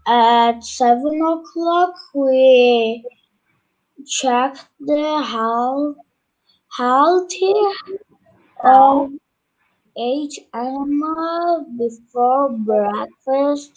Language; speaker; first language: English; non-native, learner; Turkish